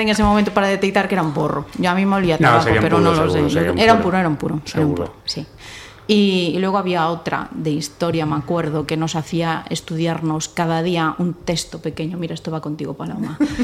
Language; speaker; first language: Spanish; native; Spanish